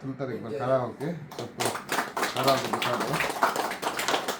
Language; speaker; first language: Hindi; non-native, local second language; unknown